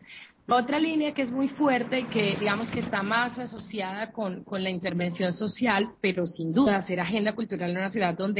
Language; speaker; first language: Spanish; native; Spanish